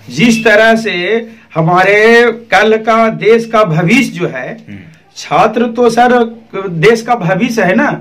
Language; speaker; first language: Hindi; native; Hindi